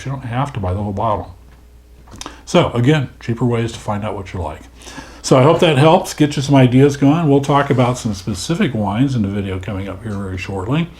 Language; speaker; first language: English; native; English